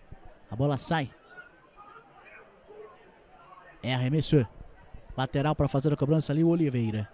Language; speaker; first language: Portuguese; native; Portuguese